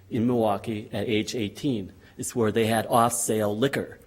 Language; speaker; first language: English; native; English